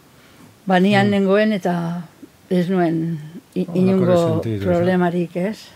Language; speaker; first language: Basque; non-native, fluent; Catalan